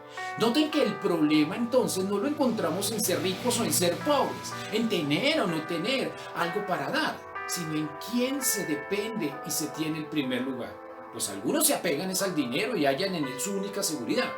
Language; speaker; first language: Spanish; native; Spanish